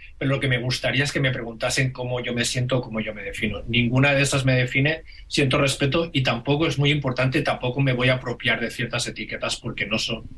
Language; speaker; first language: Spanish; non-native, local second language; Catalan